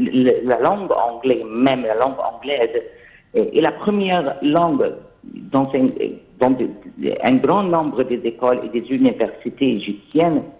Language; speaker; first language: French; non-native, fluent; Arabic